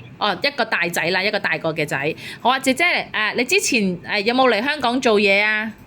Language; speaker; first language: Cantonese; native; Cantonese